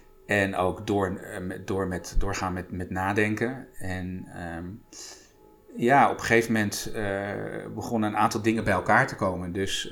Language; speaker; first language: Dutch; native; Dutch